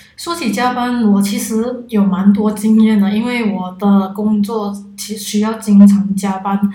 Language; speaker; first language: Chinese; non-native, local second language; Cantonese